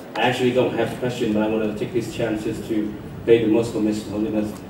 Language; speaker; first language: English; non-native, fluent; Vietnamese